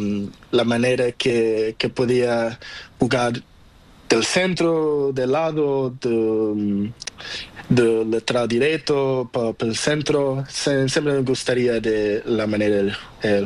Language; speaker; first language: Spanish; non-native, learner; Portuguese